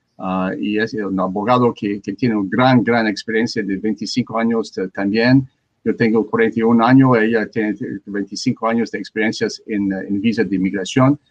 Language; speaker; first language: Spanish; non-native, learner; French